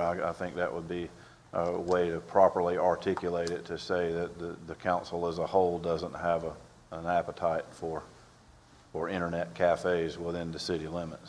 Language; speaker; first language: English; native; English